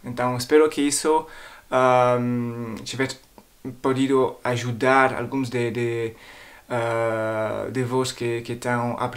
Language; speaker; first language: Portuguese; non-native, fluent; French